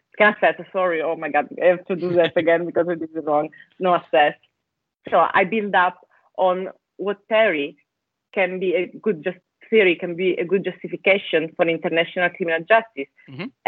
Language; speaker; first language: English; non-native, fluent; Italian